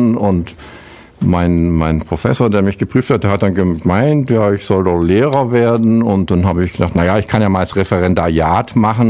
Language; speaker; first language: German; native; German